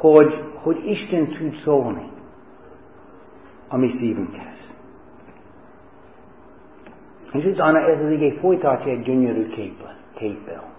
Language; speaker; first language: Hungarian; early bilingual, heritage; Hungarian